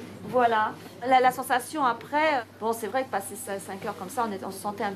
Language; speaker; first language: French; native; French